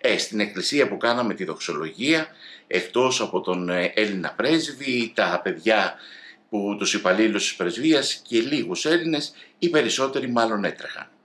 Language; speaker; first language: Greek; native; Greek